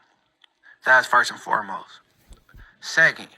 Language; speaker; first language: English; native; English